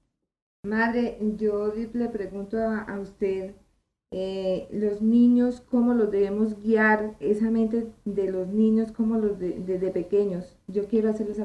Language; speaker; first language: Spanish; native; Spanish